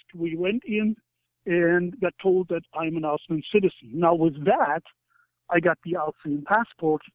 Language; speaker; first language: English; non-native, fluent; German